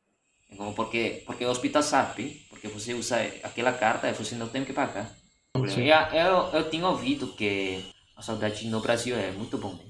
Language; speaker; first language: Portuguese; non-native, fluent; Indonesian